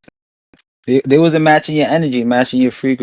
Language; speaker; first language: English; native; English